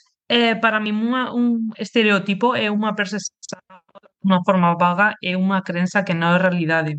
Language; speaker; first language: Portuguese; non-native, learner; Spanish